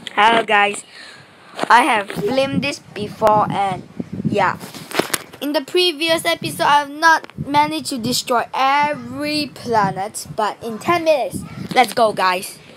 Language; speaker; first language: English; non-native, learner; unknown